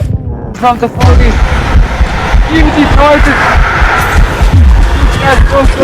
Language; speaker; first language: English; non-native, learner; Mongolian